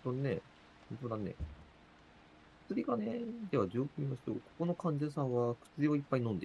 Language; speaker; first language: Japanese; native; Japanese